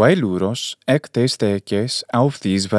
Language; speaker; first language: Greek; non-native, fluent; English